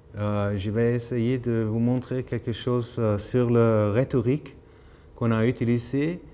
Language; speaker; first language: French; non-native, learner; Norwegian